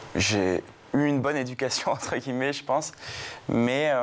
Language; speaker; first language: French; native; French